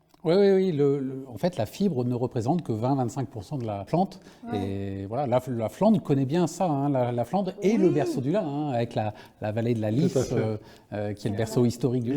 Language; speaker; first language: French; native; French